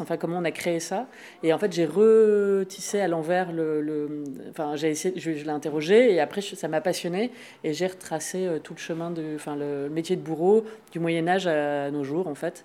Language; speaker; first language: French; native; French